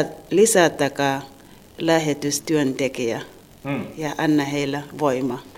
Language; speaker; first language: Finnish; non-native, learner; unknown